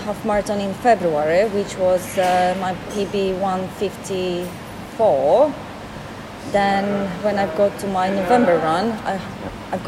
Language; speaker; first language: English; non-native, fluent; Polish